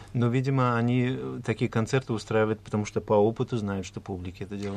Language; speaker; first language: Russian; native; Russian